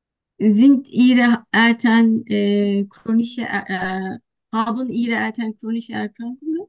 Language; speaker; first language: German; non-native, learner; Turkish